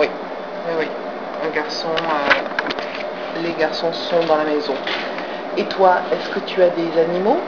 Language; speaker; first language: French; non-native, fluent; English